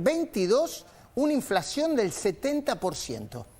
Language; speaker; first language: Spanish; native; Spanish